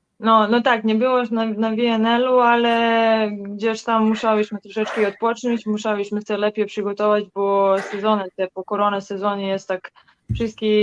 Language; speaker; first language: Polish; non-native, learner; Serbian